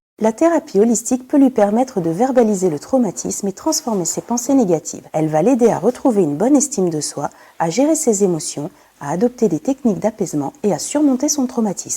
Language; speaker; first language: French; native; French